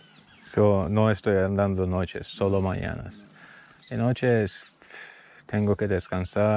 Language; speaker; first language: Spanish; non-native, learner; Turkish